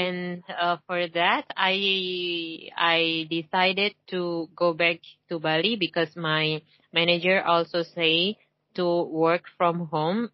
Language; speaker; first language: English; non-native, learner; Indonesian